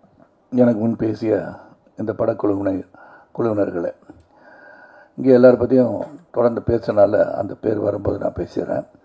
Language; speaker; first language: Tamil; native; Tamil